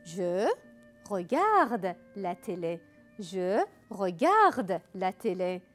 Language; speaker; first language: French; non-native, local second language; Arabic